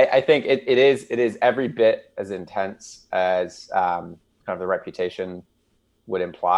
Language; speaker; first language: English; native; English